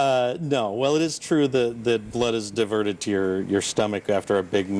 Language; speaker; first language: English; native; English